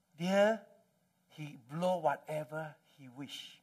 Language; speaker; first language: English; non-native, local second language; Malay